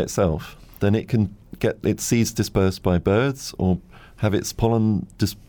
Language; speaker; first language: English; native; English